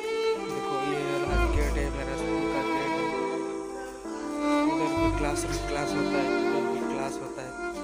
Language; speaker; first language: Hindi; non-native, local second language; Odia